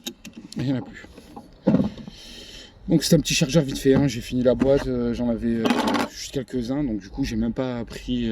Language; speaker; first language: French; native; French